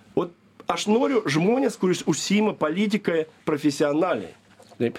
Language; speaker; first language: Lithuanian; non-native, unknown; Russian